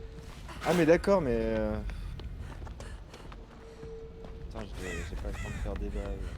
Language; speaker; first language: French; native; French